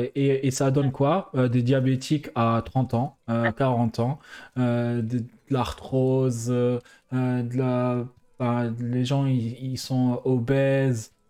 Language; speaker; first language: French; non-native, local second language; Arabic